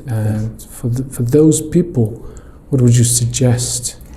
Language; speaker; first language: English; non-native, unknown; Mongolian